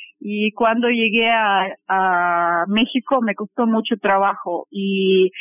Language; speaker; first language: Spanish; non-native, fluent; Russian